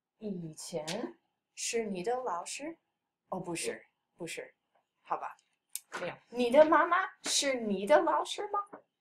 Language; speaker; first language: Chinese; non-native, fluent; English